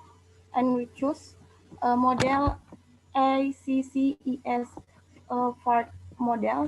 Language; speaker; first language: English; non-native, learner; Indonesian